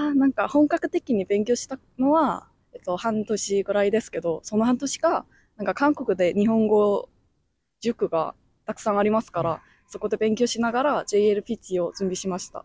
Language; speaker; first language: Japanese; non-native, fluent; Korean